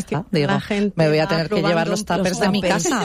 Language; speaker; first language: Spanish; native; Spanish